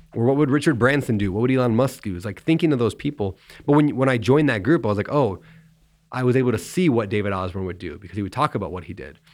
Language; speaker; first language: English; native; English